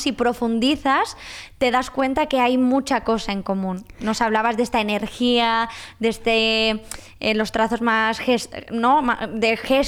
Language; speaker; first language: Spanish; non-native, local second language; Catalan